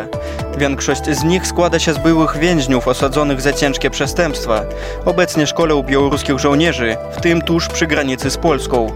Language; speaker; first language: Polish; native; Polish